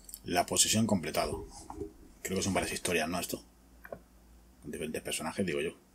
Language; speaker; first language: Spanish; native; Spanish